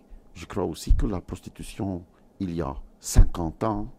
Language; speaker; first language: French; non-native, local second language; Dutch